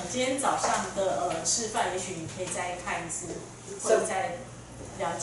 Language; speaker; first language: Chinese; native; Chinese